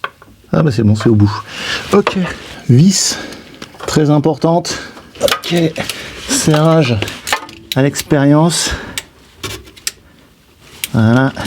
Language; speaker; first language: French; native; French